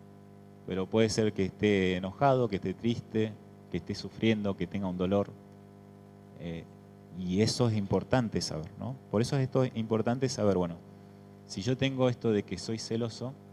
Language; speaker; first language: Spanish; native; Spanish